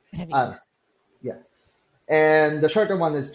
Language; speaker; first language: English; non-native, local second language; Filipino